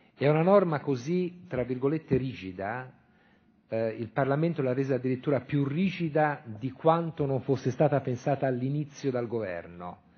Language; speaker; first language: Italian; native; Italian